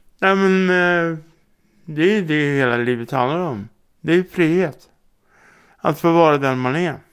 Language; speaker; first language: Swedish; native; Swedish